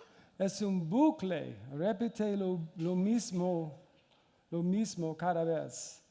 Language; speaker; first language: Spanish; non-native, learner; English